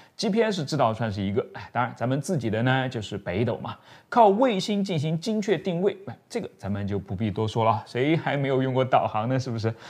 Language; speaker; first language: Chinese; native; Chinese